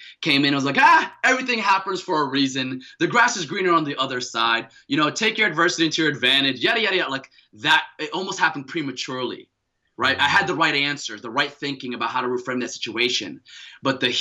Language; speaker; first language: English; native; English